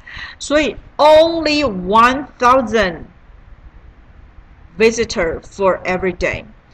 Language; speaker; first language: English; non-native, learner; Chinese